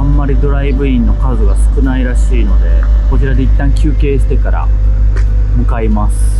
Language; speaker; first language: Japanese; native; Japanese